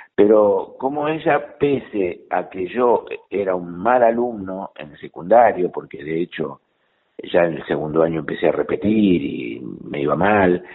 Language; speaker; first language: Spanish; native; Spanish